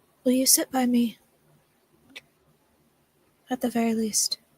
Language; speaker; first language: English; native; English